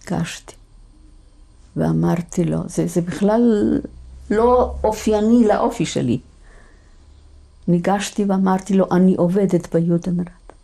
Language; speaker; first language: Hebrew; non-native, fluent; Polish